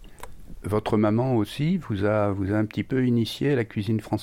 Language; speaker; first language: French; native; French